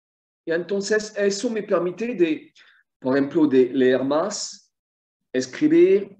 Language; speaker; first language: Spanish; non-native, fluent; French